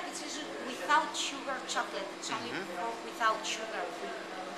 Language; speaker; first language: English; non-native, learner; Spanish